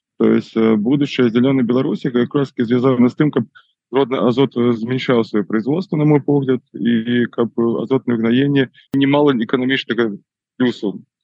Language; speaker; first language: Belarusian; non-native, local second language; Russian